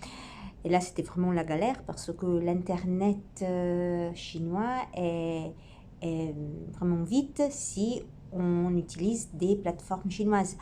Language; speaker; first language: French; non-native, fluent; Italian